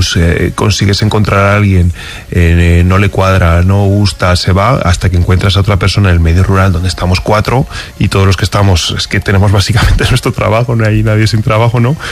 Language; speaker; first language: Spanish; native; Spanish